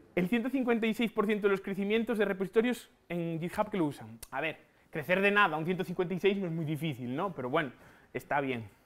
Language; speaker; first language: Spanish; native; Spanish